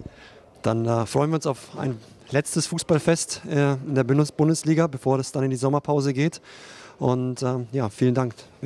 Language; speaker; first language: German; native; German